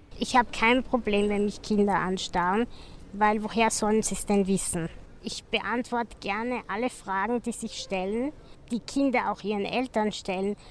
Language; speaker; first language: German; native; German